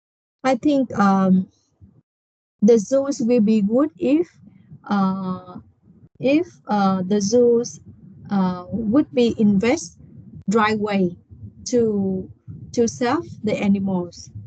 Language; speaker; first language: English; non-native, learner; Vietnamese